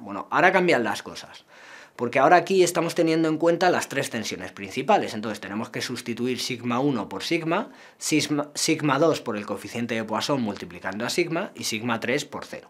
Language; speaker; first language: Spanish; native; Spanish